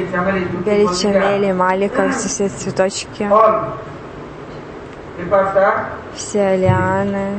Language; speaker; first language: Russian; non-native, learner; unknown